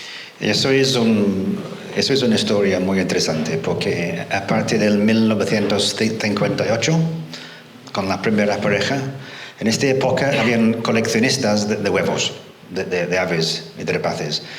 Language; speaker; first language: Spanish; non-native, fluent; English